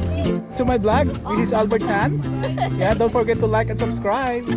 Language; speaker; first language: English; non-native, local second language; Filipino